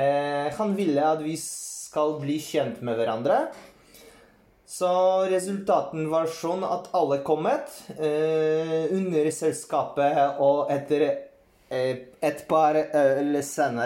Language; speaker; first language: Norwegian; non-native, fluent; Polish